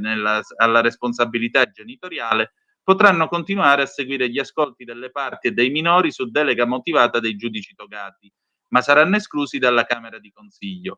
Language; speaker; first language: Italian; native; Italian